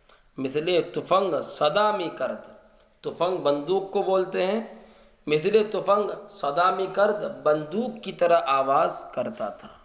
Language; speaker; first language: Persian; non-native, fluent; Urdu